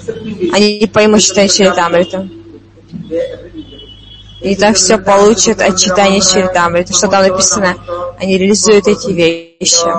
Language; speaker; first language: Russian; non-native, fluent; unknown